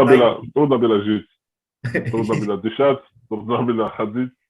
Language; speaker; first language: Russian; non-native, fluent; Georgian